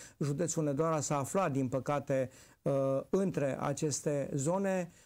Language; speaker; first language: Romanian; native; Romanian